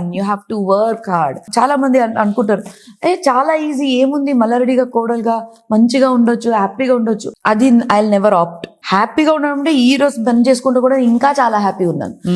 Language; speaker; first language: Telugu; non-native, local second language; Kannada